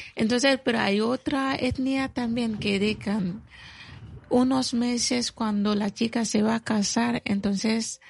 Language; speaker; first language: Spanish; non-native, fluent; Bambara